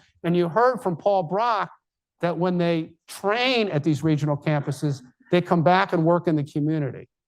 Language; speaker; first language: English; native; English